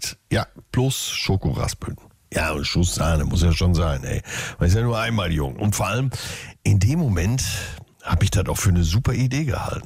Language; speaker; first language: German; native; German